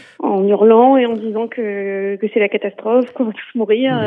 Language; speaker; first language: French; native; French